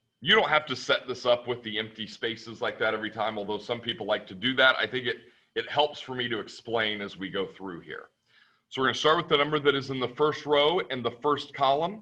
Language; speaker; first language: English; native; English